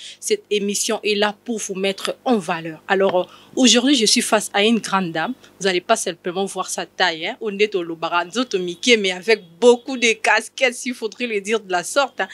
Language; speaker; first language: French; non-native, local second language; Lingala